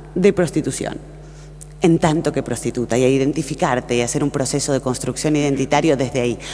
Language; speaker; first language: Spanish; native; Spanish